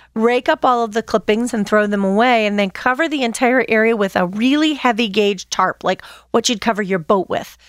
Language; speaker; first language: English; native; English